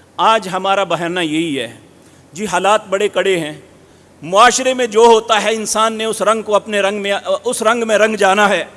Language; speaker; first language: Urdu; non-native, local second language; Punjabi